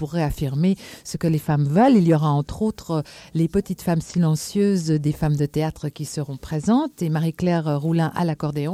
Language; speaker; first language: French; native; French